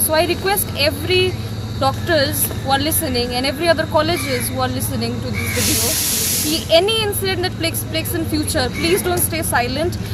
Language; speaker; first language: English; non-native, local second language; Bangla